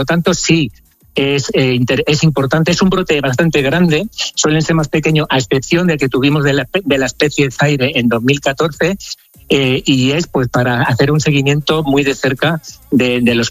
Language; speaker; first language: Spanish; native; Spanish